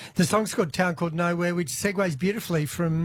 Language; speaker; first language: English; native; English